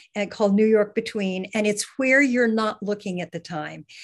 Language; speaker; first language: English; native; English